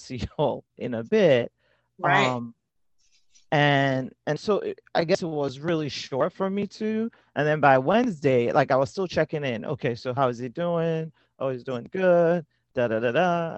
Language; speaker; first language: English; non-native, local second language; Yoruba